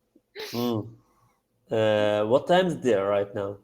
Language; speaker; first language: English; non-native, learner; Arabic